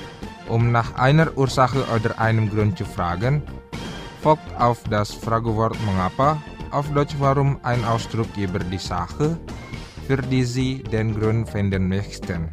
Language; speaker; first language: German; non-native, fluent; Indonesian